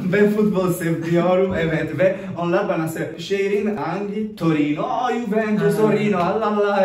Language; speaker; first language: Turkish; non-native, learner; Italian